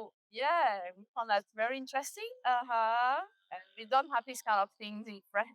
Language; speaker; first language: English; non-native, learner; French